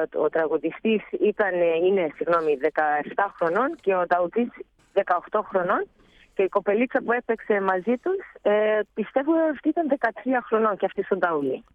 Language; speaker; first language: Greek; early bilingual, heritage; Greek